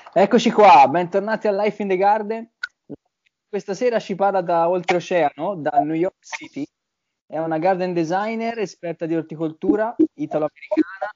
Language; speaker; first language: Italian; native; Italian